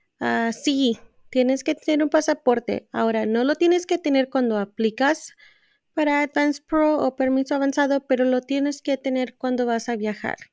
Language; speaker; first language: Spanish; early bilingual, heritage; Spanish